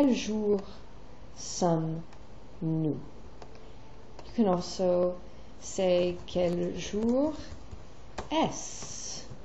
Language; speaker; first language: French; non-native, fluent; English